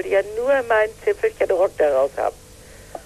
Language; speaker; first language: German; native; German